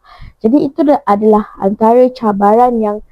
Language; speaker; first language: Malay; native; Malay